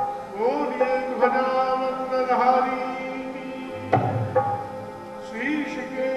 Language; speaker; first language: Hindi; native; Hindi